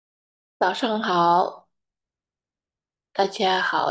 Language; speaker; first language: Chinese; non-native, learner; Indonesian